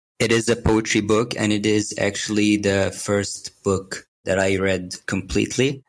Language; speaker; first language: English; non-native, fluent; Arabic